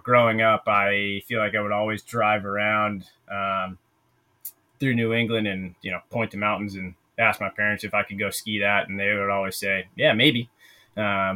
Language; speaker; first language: English; native; English